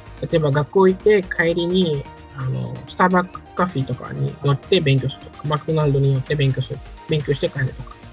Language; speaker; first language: Japanese; non-native, fluent; French